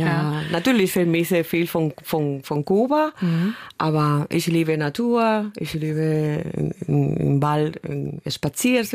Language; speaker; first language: German; non-native, fluent; Spanish